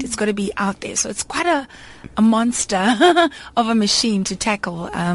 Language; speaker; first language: English; non-native, local second language; Zulu